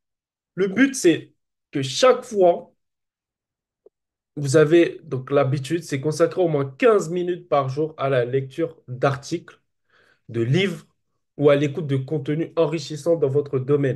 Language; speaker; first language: French; native; French